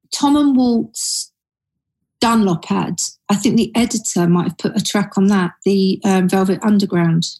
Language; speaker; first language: English; native; English